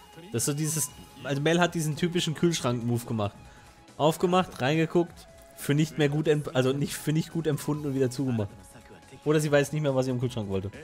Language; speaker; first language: German; native; German